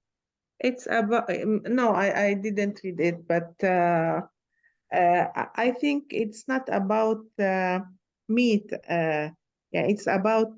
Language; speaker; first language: English; non-native, learner; Arabic